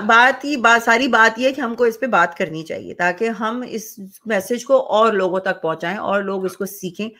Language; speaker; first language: Urdu; native; Urdu